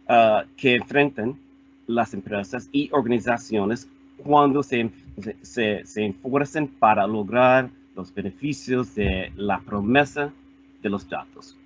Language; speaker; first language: Spanish; non-native, fluent; English